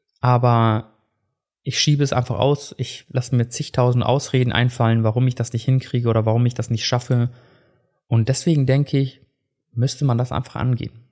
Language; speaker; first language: German; early bilingual, other home language; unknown